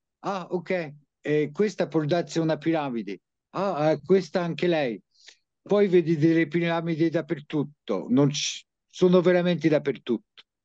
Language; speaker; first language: Italian; early bilingual, heritage; French